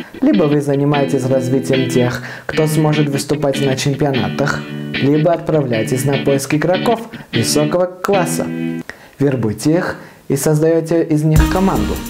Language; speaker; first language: Russian; non-native, fluent; Armenian